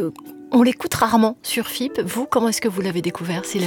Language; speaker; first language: French; native; French